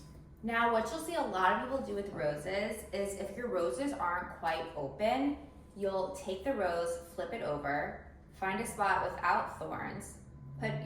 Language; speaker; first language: English; native; English